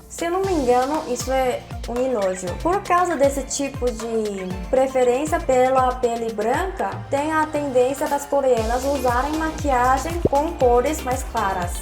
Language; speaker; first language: Portuguese; non-native, fluent; Korean